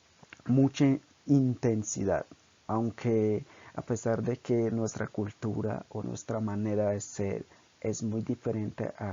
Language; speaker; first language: Spanish; non-native, local second language; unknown